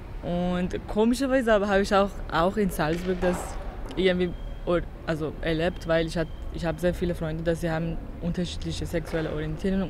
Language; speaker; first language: German; non-native, fluent; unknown